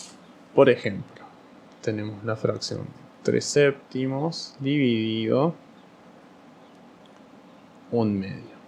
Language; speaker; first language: Spanish; native; Spanish